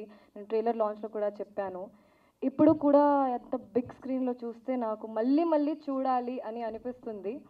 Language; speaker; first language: Telugu; non-native, learner; Hindi